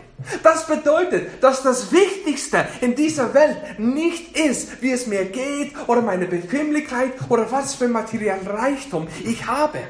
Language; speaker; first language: German; non-native, fluent; English